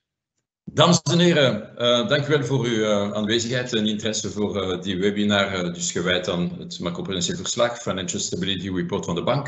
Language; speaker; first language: Dutch; non-native, fluent; French